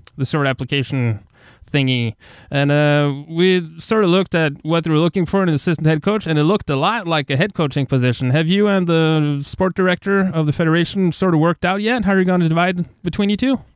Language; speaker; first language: English; non-native, fluent; Norwegian